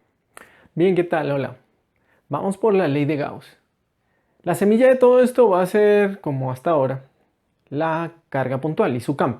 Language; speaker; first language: Spanish; native; Spanish